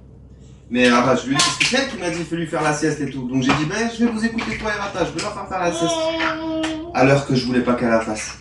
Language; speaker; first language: French; native; French